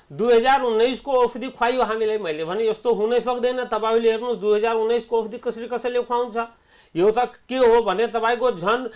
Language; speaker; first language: Nepali; non-native, local second language; Awadhi